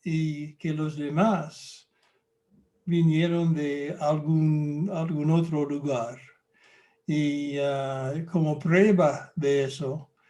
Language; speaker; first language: Spanish; non-native, fluent; English